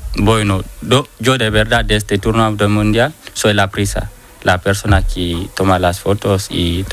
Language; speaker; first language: Spanish; non-native, learner; Portuguese